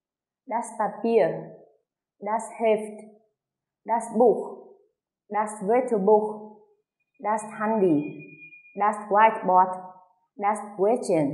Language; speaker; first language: German; non-native, fluent; Vietnamese